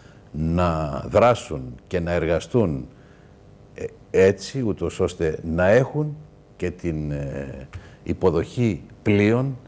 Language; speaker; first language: Greek; native; Greek